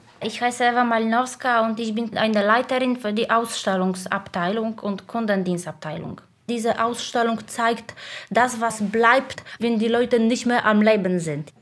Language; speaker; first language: German; non-native, fluent; Polish